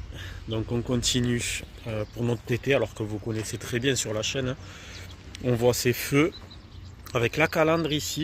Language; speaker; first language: French; native; French